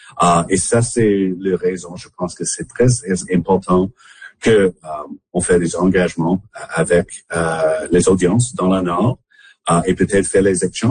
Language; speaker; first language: French; non-native, local second language; English